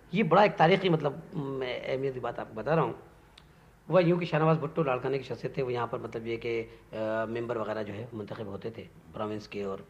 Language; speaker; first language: Urdu; non-native, local second language; Sindhi